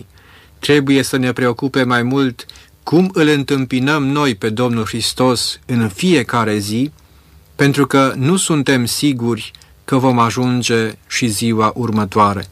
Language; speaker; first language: Romanian; native; Romanian